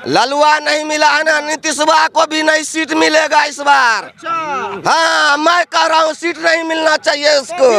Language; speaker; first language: Hindi; native; Hindi